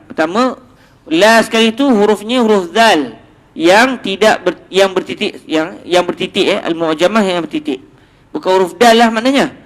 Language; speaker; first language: Malay; native; Malay